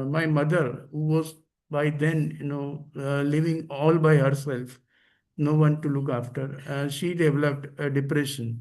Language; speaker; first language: English; non-native, local second language; Gujarati